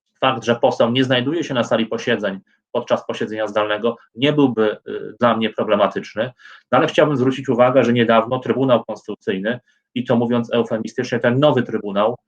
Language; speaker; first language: Polish; native; Polish